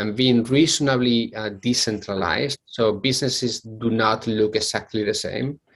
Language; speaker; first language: English; non-native, fluent; Spanish